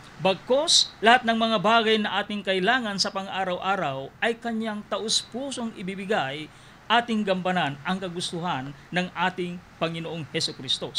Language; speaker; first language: Filipino; non-native, local second language; Iloko